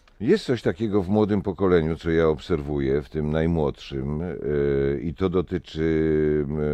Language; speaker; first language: Polish; native; Polish